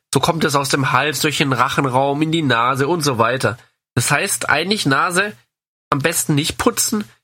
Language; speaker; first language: German; native; German